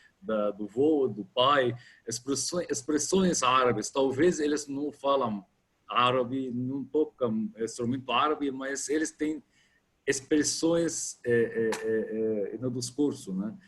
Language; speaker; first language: Portuguese; non-native, fluent; Arabic